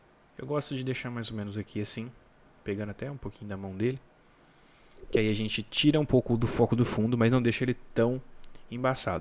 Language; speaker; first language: Portuguese; native; Portuguese